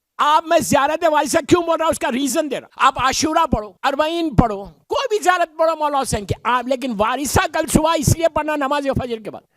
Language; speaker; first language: Urdu; native; Urdu